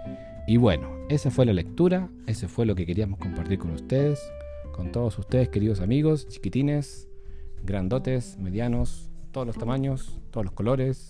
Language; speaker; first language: Spanish; native; Spanish